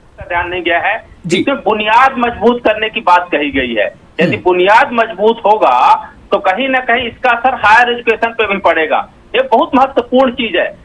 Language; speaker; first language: Hindi; native; Hindi